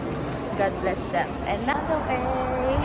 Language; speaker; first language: English; non-native, local second language; Filipino